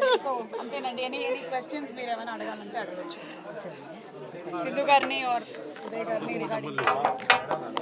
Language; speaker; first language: Telugu; native; Telugu